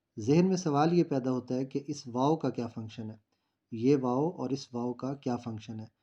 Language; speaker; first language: Urdu; native; Urdu